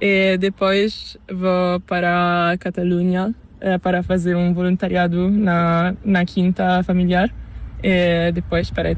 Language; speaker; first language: Spanish; non-native, learner; Italian